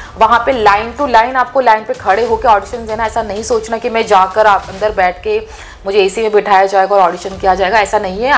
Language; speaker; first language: Hindi; early bilingual, other home language; Nepali